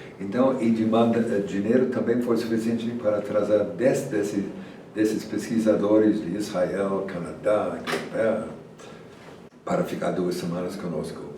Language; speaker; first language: Portuguese; non-native, fluent; English